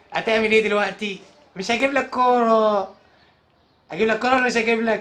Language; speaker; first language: Arabic; native; Arabic